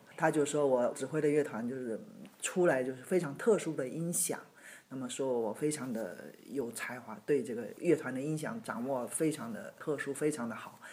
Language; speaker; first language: Chinese; native; Chinese